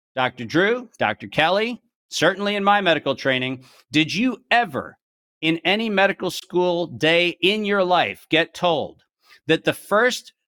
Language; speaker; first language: English; native; English